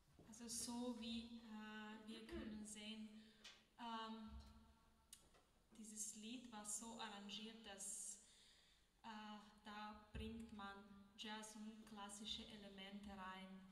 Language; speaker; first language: German; non-native, learner; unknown